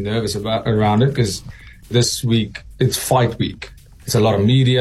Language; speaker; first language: English; non-native, local second language; Afrikaans